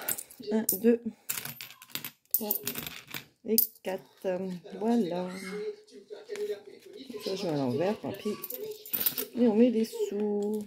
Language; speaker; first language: French; native; French